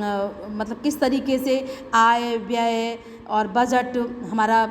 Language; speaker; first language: Hindi; native; Hindi